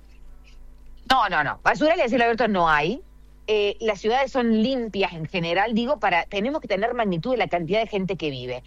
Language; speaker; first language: Spanish; native; Spanish